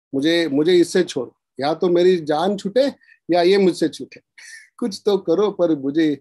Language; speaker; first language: Hindi; non-native, local second language; Marathi